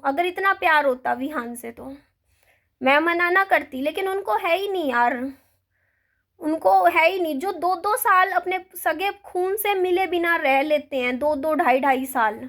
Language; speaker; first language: Hindi; native; Hindi